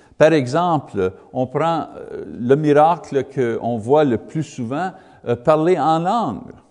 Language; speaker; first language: French; non-native, learner; English